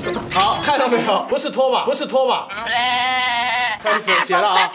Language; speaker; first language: Chinese; native; Chinese